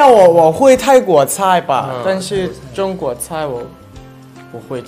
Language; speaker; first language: Chinese; non-native, learner; Thai